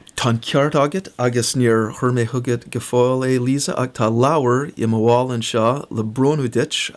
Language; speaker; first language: Irish; non-native, fluent; English